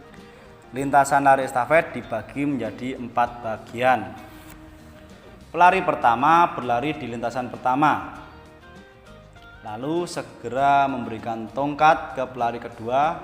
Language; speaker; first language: Indonesian; native; Indonesian